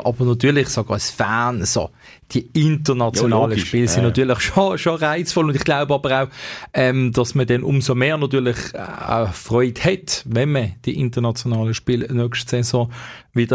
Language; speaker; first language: German; native; German